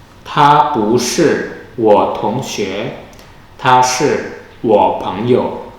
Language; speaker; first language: Chinese; non-native, fluent; Indonesian